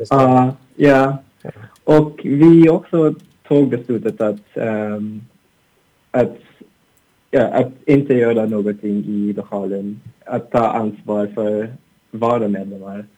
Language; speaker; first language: Swedish; non-native, learner; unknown